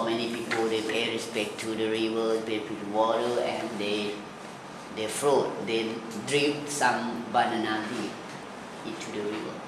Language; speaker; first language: English; non-native, learner; Thai